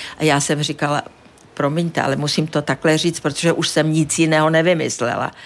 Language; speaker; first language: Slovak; native; Slovak